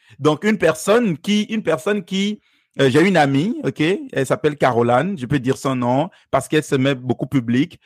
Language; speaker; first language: French; non-native, local second language; Fon